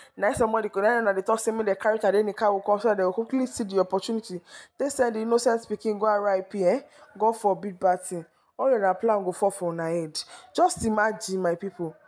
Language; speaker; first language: Nigerian Pidgin; non-native, local second language; Yoruba